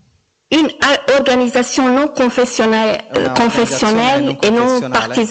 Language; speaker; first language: French; non-native, local second language; Arabic